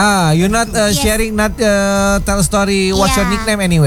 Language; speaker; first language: English; non-native, learner; Indonesian